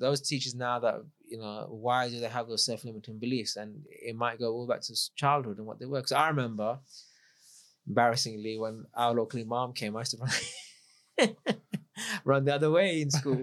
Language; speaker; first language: English; native; English